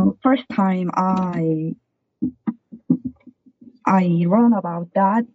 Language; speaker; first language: English; non-native, learner; Korean